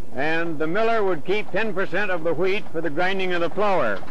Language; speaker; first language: English; native; English